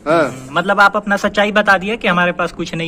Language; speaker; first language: Hindi; native; Hindi